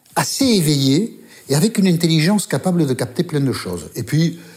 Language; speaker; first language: French; native; French